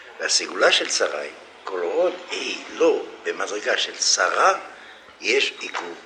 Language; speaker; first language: Hebrew; non-native, fluent; French